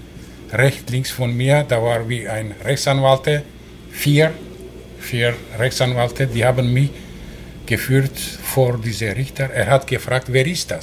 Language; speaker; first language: German; non-native, learner; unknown